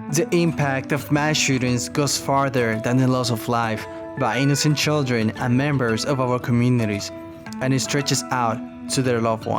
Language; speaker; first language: English; native; English